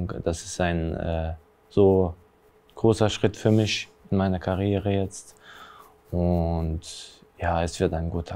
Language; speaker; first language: German; early bilingual, other home language; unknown